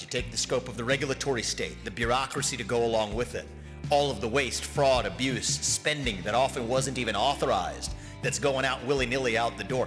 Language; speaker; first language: English; native; English